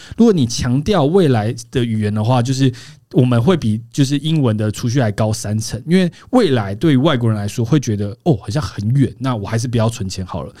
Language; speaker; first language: Chinese; native; Chinese